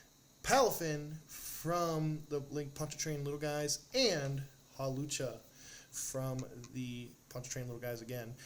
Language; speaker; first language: English; native; English